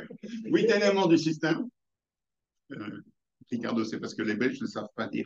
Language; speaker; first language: French; native; French